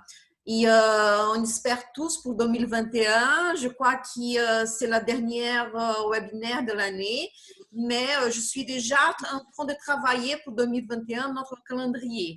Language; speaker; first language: French; non-native, fluent; Portuguese